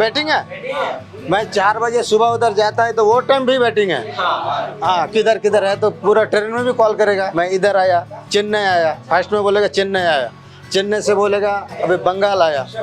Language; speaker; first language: Hindi; non-native, local second language; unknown